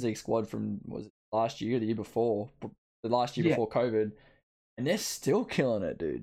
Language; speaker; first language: English; native; English